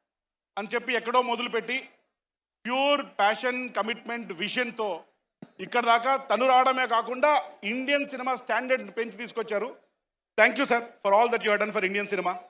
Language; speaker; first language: Telugu; native; Telugu